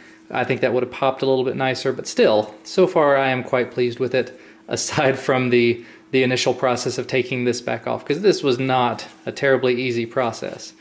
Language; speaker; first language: English; native; English